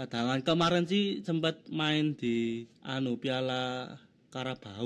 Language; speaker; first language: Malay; non-native, local second language; Javanese